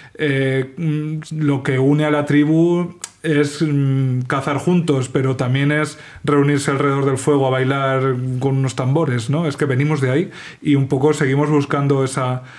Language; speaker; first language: Spanish; native; Spanish